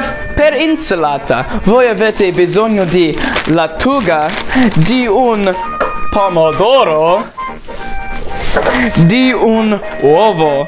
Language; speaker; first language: Italian; non-native, learner; English